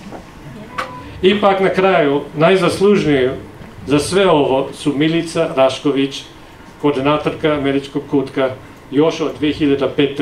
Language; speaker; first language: Serbian; non-native, fluent; English